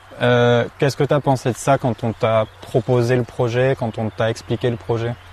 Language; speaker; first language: French; native; French